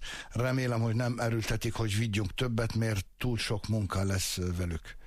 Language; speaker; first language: Hungarian; non-native, fluent; Arabic